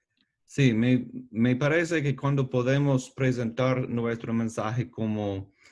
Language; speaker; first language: Spanish; non-native, learner; English